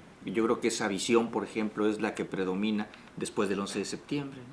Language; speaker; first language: Spanish; native; Spanish